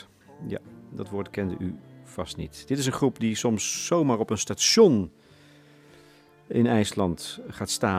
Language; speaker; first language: Dutch; native; Dutch